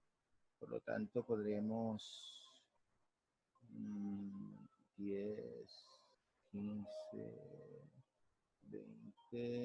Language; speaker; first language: Spanish; native; Spanish